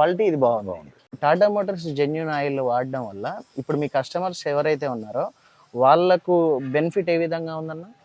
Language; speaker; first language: Telugu; native; Telugu